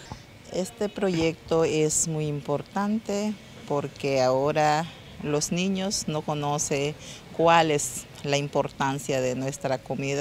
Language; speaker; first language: Spanish; non-native, local second language; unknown